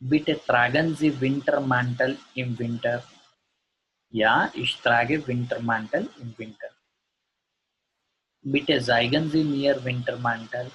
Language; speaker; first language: German; non-native, learner; Gujarati